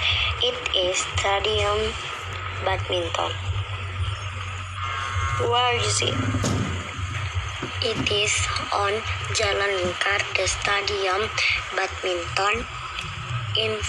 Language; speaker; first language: English; non-native, learner; Indonesian